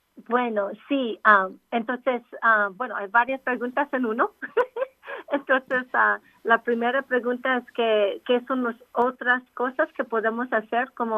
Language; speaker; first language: Spanish; non-native, local second language; English